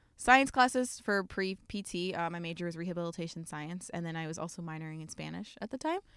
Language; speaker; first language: English; native; English